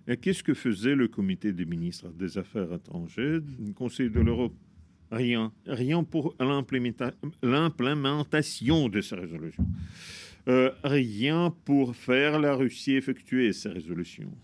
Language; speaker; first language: French; non-native, fluent; Russian